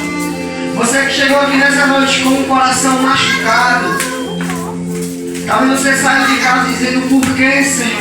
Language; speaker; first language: Portuguese; native; Portuguese